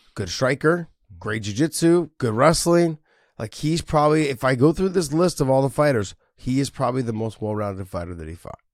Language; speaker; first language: English; native; English